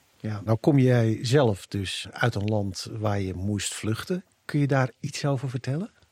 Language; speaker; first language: Dutch; native; Dutch